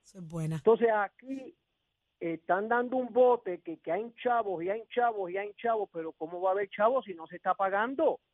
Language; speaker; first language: Spanish; native; Spanish